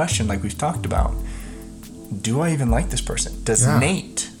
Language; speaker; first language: English; native; English